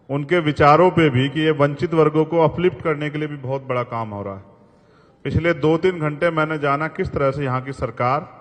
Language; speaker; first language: Hindi; native; Hindi